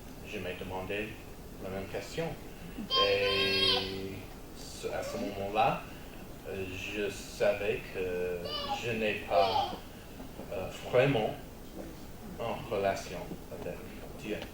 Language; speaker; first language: French; non-native, learner; English